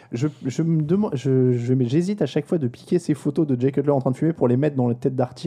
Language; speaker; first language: French; native; French